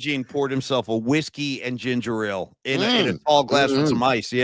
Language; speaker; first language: English; native; English